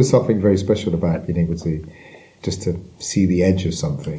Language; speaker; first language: English; native; English